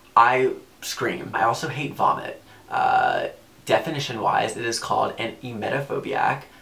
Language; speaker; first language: English; native; English